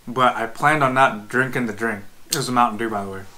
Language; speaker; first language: English; native; English